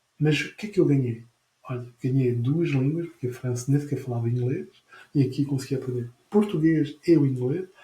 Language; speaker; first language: Portuguese; non-native, fluent; French